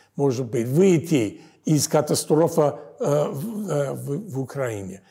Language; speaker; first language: Russian; non-native, fluent; English